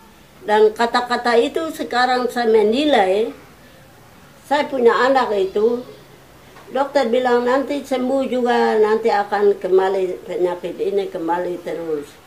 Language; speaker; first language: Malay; non-native, local second language; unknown